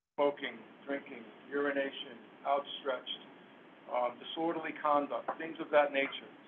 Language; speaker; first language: English; native; English